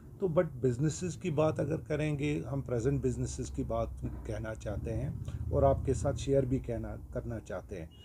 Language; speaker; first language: Hindi; non-native, local second language; Kashmiri